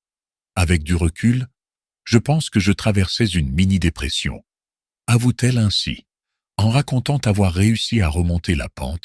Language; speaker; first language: French; native; French